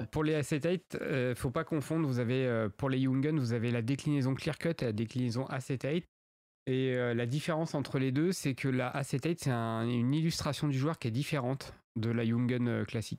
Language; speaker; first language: French; native; French